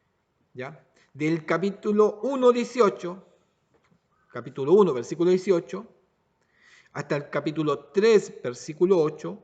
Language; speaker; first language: Spanish; native; Spanish